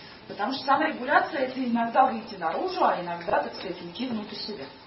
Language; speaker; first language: Russian; native; Russian